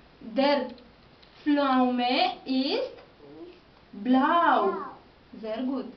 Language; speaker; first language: German; non-native, learner; Romanian